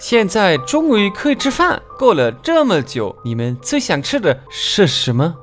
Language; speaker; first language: Chinese; non-native, fluent; German